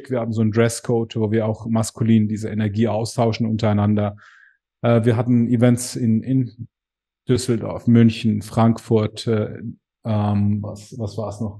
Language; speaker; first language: German; native; German